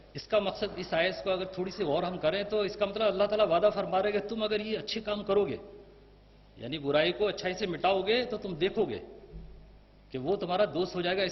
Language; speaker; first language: Urdu; native; Urdu